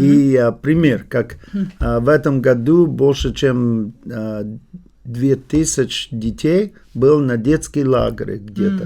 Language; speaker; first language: Russian; non-native, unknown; English